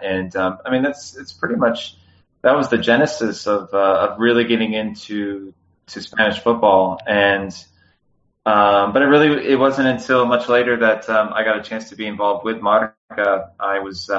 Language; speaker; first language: English; native; English